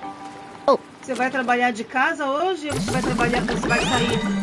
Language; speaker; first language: Portuguese; native; Portuguese